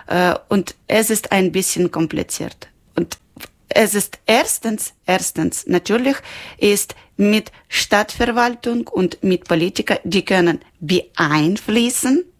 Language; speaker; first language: German; non-native, local second language; Ukrainian